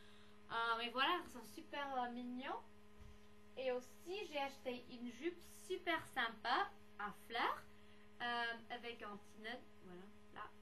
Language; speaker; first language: French; non-native, fluent; English